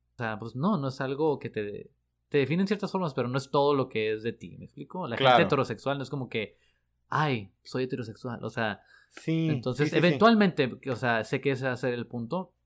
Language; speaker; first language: Spanish; native; Spanish